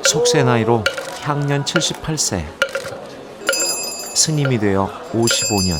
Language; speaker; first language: Korean; native; Korean